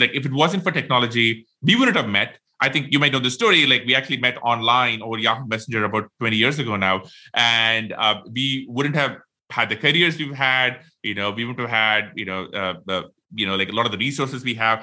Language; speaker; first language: English; non-native, local second language; Tamil